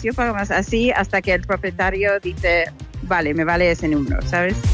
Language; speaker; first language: Spanish; non-native, fluent; English